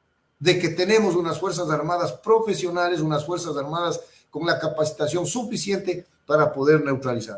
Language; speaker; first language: Spanish; native; Spanish